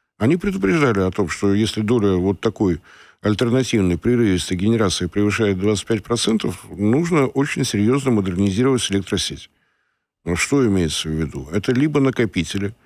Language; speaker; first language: Russian; native; Russian